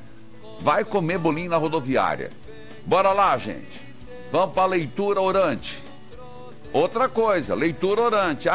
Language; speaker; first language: Portuguese; native; Portuguese